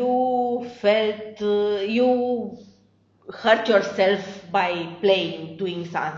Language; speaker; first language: English; non-native, fluent; Romanian